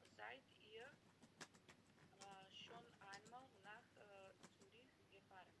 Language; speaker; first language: German; non-native, learner; Macedonian